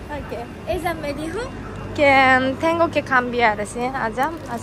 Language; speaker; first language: Spanish; non-native, fluent; Japanese